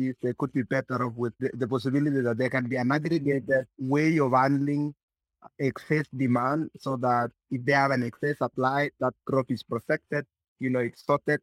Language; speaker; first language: English; non-native, local second language; Kikuyu